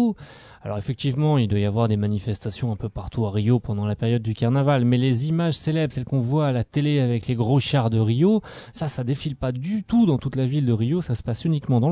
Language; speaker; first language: French; native; French